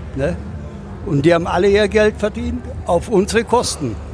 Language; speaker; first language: German; native; German